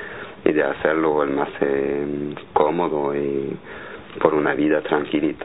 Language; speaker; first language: Spanish; non-native, fluent; French